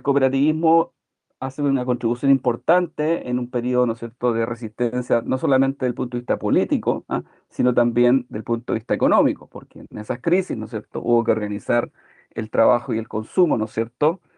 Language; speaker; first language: Spanish; native; Spanish